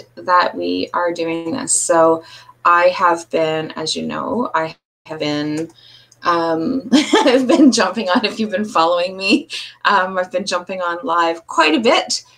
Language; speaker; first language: English; native; English